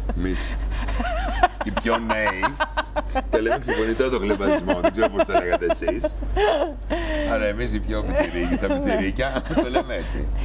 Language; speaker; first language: Greek; native; Greek